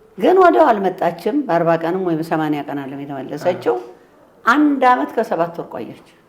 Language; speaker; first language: Amharic; native; Amharic